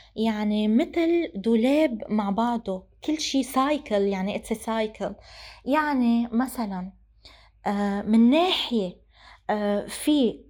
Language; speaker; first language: Arabic; native; Arabic